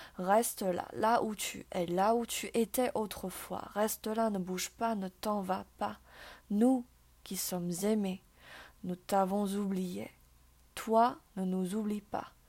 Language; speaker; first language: French; non-native, fluent; Chinese